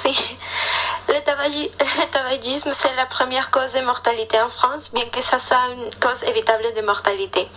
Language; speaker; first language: French; non-native, fluent; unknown